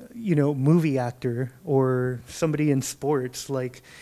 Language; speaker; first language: English; native; English